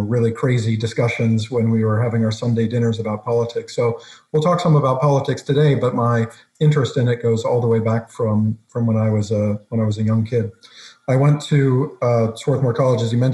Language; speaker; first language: English; native; English